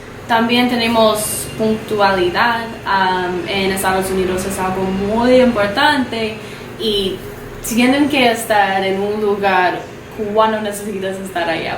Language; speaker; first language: Spanish; non-native, learner; English